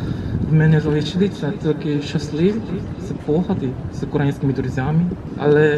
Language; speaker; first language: Ukrainian; non-native, learner; Korean